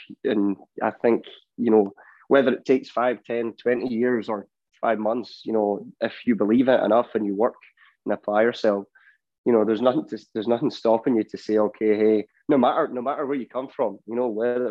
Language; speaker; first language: English; native; English